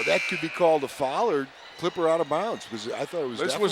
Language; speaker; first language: English; native; English